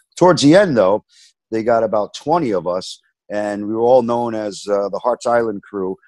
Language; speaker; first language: English; native; English